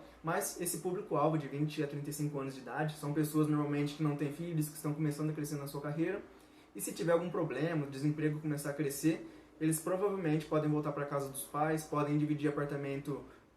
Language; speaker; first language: Portuguese; native; Portuguese